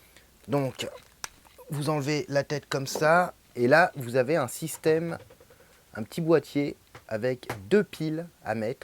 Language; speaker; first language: French; native; French